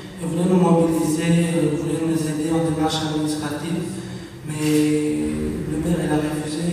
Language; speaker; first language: French; non-native, learner; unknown